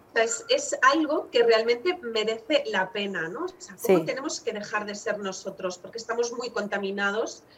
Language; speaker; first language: Spanish; native; Spanish